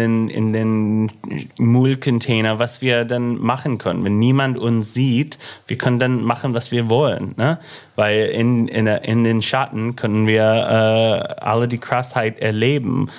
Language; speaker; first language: German; non-native, fluent; English